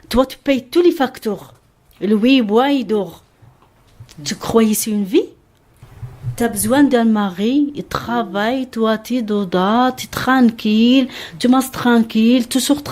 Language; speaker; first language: French; non-native, learner; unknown